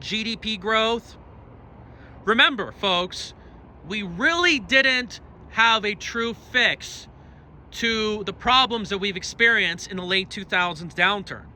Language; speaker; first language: English; native; English